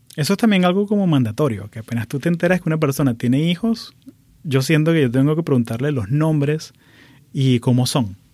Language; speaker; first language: Spanish; native; Spanish